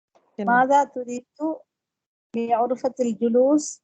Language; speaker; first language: Arabic; non-native, learner; Tamil